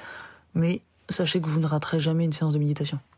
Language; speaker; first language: French; native; French